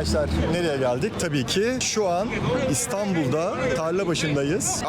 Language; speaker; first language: English; non-native, learner; Turkish